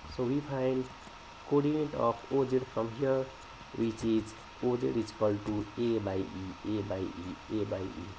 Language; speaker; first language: English; non-native, local second language; Nepali